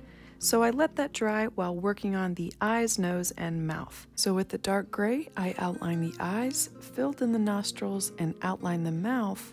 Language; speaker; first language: English; native; English